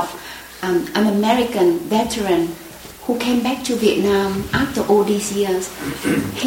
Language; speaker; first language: English; non-native, fluent; Vietnamese